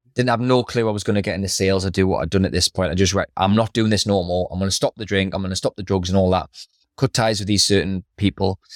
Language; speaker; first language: English; native; English